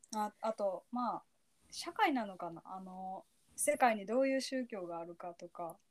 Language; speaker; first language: Japanese; early bilingual, heritage; Japanese